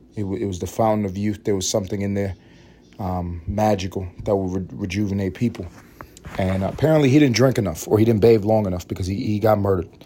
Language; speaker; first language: English; early bilingual, other home language; Spanish